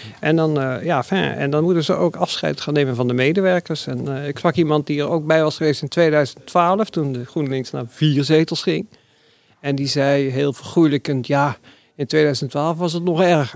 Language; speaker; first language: Dutch; native; Dutch